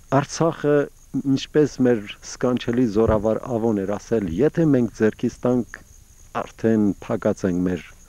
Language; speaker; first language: Armenian; early bilingual, heritage; Armenian